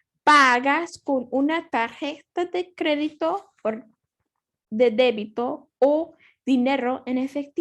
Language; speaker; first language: Spanish; non-native, learner; English